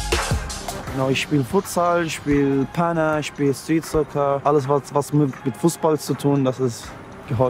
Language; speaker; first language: German; non-native, learner; Arabic